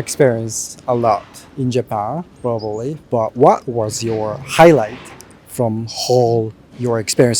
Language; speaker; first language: English; non-native, fluent; Japanese